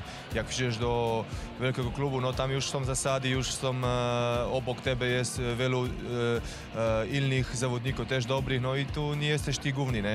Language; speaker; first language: Polish; non-native, learner; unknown